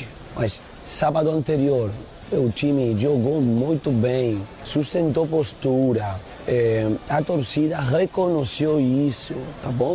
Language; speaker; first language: Portuguese; non-native, fluent; Spanish